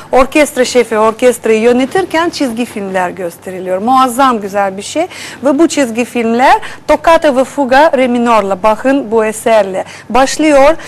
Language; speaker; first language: Turkish; non-native, fluent; Russian